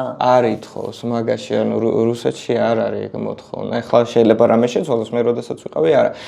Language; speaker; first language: Georgian; early bilingual, heritage; Georgian